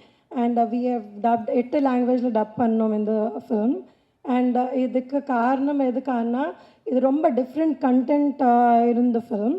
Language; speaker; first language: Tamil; non-native, learner; Telugu